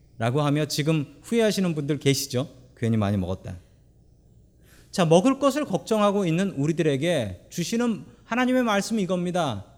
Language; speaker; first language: Korean; native; Korean